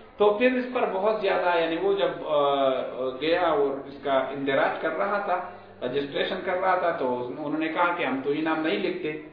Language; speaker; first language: Urdu; non-native, local second language; Pashto